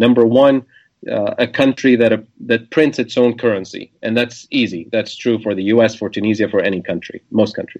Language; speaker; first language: English; non-native, fluent; Arabic